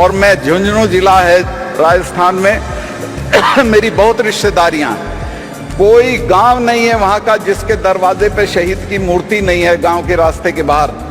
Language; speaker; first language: Hindi; native; Hindi